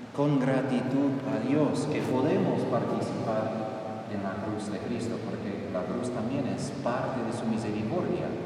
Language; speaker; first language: Spanish; non-native, fluent; English